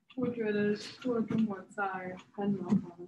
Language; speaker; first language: Chinese; non-native, learner; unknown